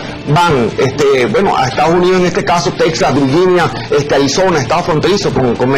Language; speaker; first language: Spanish; native; Spanish